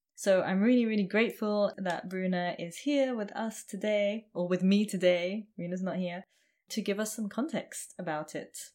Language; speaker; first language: English; native; English